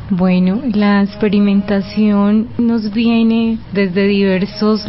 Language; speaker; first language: Spanish; native; Spanish